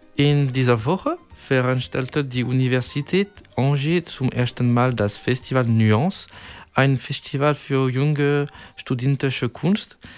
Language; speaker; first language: German; non-native, learner; French